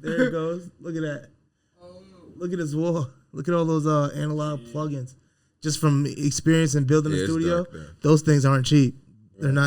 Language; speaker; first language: English; native; English